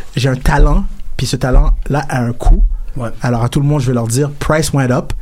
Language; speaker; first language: French; native; French